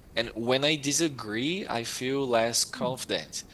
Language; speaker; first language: English; non-native, fluent; Portuguese